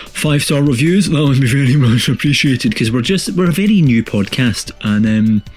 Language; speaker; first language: English; native; English